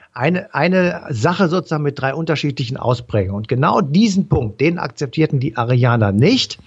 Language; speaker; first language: German; native; German